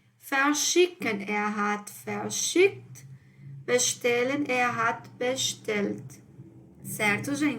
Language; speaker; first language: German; non-native, fluent; Portuguese